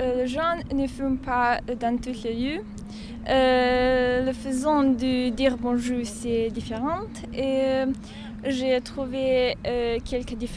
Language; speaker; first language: French; non-native, learner; Bosnian